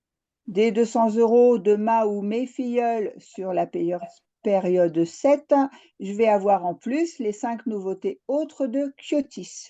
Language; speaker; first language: French; native; French